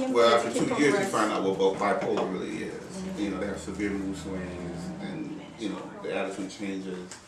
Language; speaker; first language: English; native; English